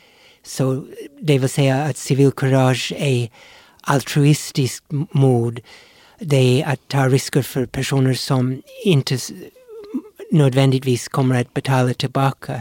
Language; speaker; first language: Swedish; non-native, fluent; English